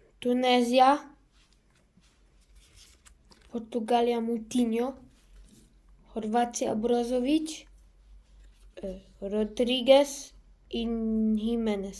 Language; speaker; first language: Polish; early bilingual, heritage; Polish